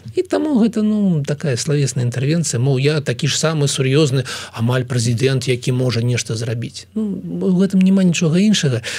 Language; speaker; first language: Belarusian; non-native, local second language; Russian